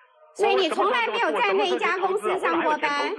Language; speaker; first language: Chinese; native; Chinese